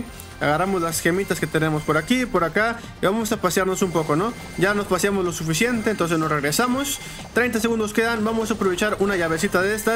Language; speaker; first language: Spanish; native; Spanish